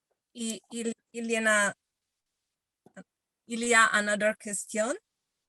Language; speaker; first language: French; non-native, learner; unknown